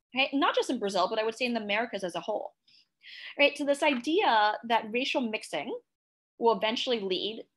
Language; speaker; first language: English; native; English